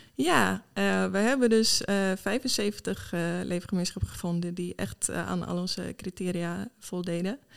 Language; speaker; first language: Dutch; non-native, fluent; Swedish